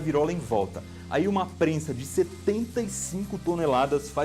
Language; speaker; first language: Portuguese; native; Portuguese